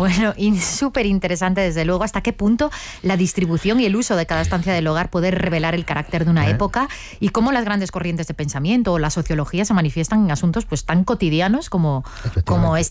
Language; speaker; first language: Spanish; native; Spanish